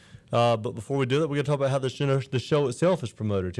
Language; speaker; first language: English; native; English